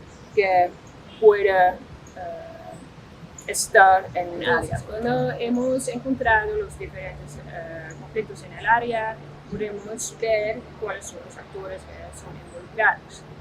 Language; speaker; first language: Spanish; non-native, fluent; Dutch